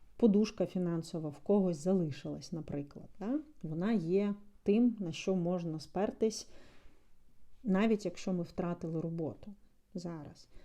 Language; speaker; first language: Ukrainian; non-native, local second language; Russian